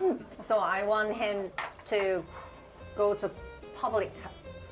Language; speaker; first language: English; non-native, fluent; Korean